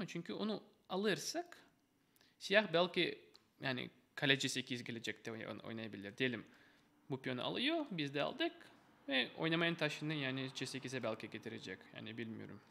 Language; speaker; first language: Turkish; non-native, fluent; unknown